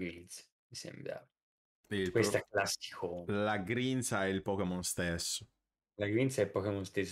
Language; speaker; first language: Italian; native; Italian